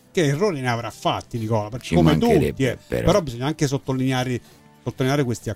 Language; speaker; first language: Italian; native; Italian